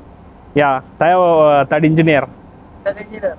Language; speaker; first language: Indonesian; non-native, learner; Telugu